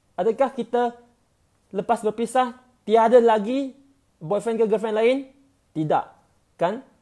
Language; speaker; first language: Malay; non-native, local second language; Chinese